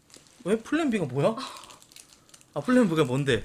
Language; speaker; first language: Korean; native; Korean